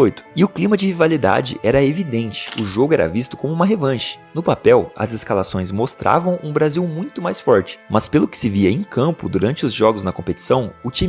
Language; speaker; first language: Portuguese; native; Portuguese